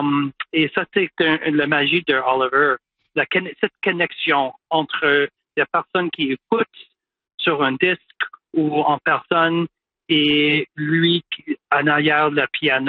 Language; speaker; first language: French; non-native, local second language; English